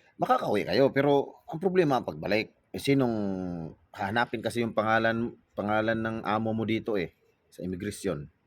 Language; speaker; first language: Filipino; native; Filipino